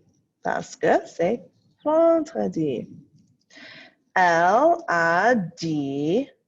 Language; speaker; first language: French; non-native, fluent; English